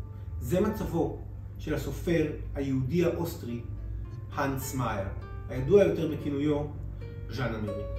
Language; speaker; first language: Hebrew; native; Hebrew